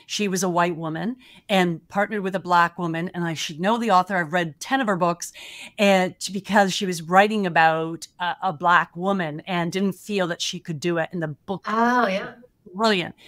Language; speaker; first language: English; native; English